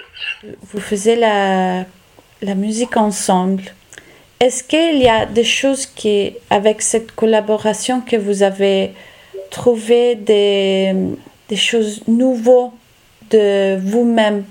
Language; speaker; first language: French; non-native, fluent; Italian